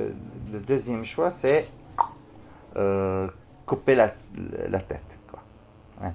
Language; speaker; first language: French; non-native, fluent; Arabic